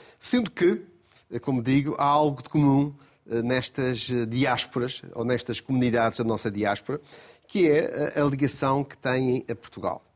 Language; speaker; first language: Portuguese; native; Portuguese